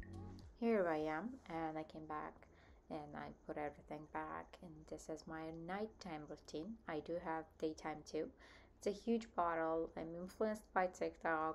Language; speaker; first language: English; non-native, fluent; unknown